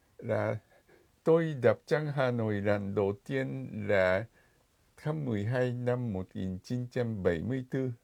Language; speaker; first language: Vietnamese; non-native, fluent; Japanese